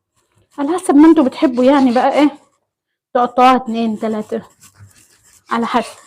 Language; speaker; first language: Arabic; native; Arabic